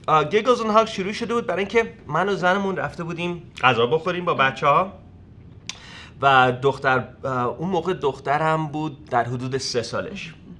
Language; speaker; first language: Persian; early bilingual, heritage; Persian